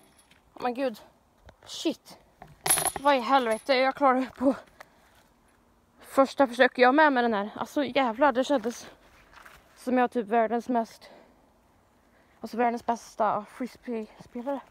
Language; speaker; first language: Swedish; native; Swedish